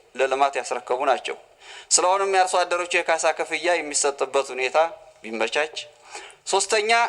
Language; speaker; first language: Amharic; native; Amharic